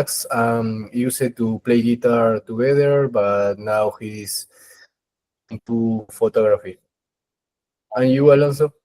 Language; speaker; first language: English; non-native, learner; Spanish